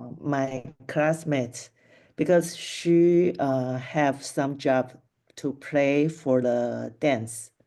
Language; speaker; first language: English; non-native, local second language; Chinese